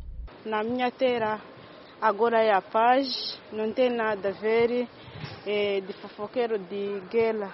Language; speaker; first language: Portuguese; non-native, learner; Kinyarwanda